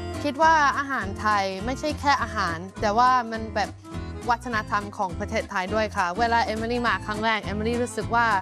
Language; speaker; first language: Thai; non-native, fluent; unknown